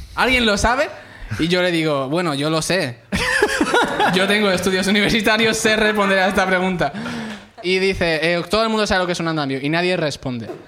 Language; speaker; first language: Spanish; early bilingual, other home language; Arabic